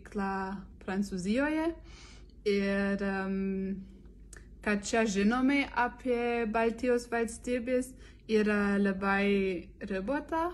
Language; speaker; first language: Lithuanian; non-native, learner; French